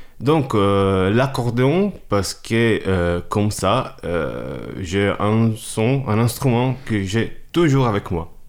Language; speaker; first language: French; non-native, fluent; Italian